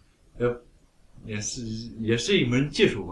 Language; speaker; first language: Chinese; native; Chinese